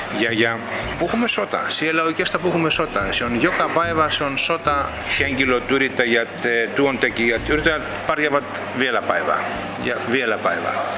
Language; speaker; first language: Finnish; non-native, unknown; Greek